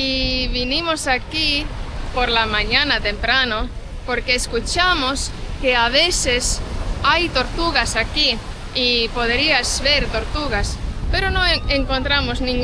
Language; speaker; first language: Spanish; non-native, fluent; Estonian